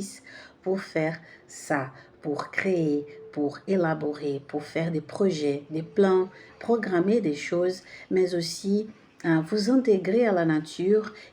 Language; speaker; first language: French; non-native, fluent; Portuguese